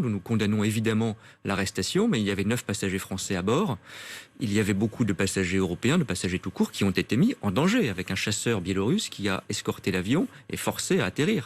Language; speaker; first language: French; native; French